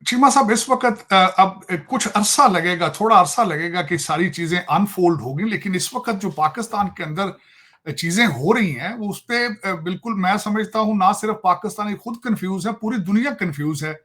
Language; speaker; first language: Urdu; non-native, local second language; Punjabi